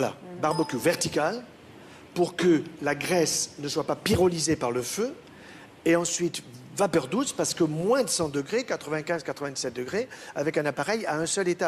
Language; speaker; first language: French; native; French